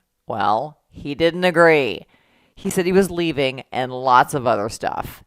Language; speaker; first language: English; native; English